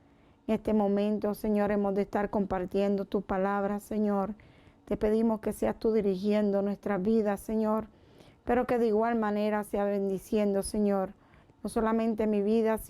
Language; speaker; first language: Spanish; native; Spanish